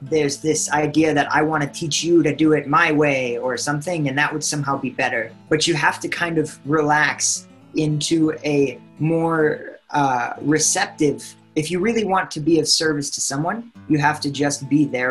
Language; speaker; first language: English; native; English